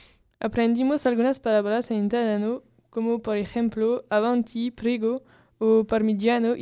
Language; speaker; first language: Spanish; non-native, learner; French